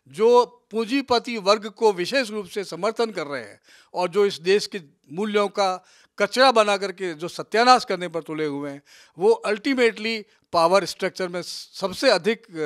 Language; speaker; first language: Hindi; native; Hindi